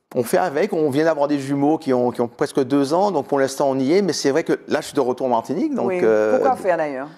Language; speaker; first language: French; native; French